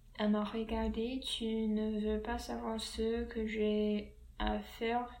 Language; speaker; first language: French; non-native, learner; English